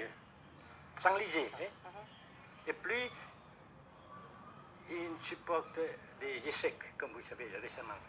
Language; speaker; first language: French; non-native, local second language; Vietnamese